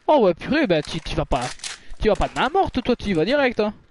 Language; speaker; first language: French; native; French